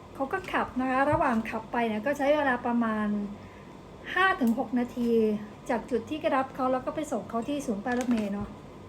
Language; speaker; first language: Thai; native; Thai